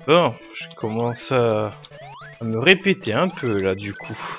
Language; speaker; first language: French; native; French